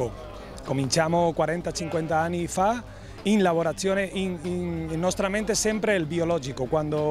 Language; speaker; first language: Italian; non-native, fluent; Spanish